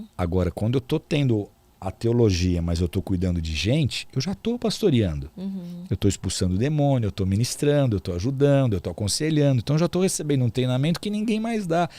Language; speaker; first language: Portuguese; native; Portuguese